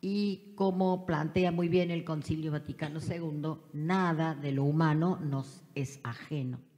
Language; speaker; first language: Spanish; native; Spanish